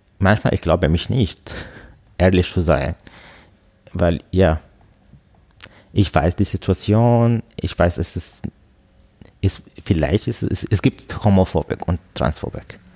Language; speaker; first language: German; non-native, learner; Arabic